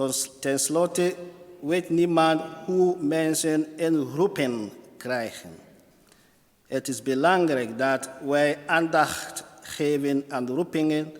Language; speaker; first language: Dutch; non-native, fluent; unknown